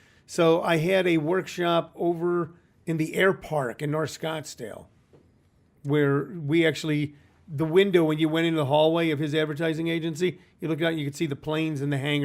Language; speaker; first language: English; native; English